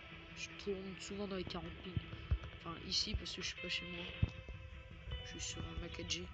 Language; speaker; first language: French; native; French